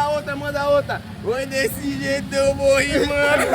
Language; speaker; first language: Portuguese; native; Portuguese